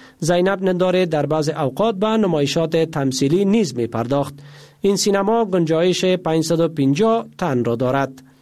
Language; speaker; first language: Persian; native; Persian